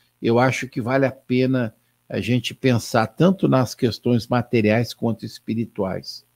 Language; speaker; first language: Portuguese; native; Portuguese